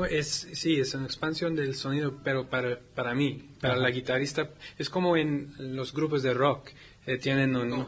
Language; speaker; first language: Spanish; non-native, learner; English